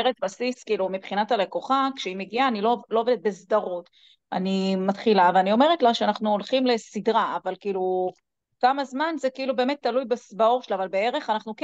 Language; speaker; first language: Hebrew; native; Hebrew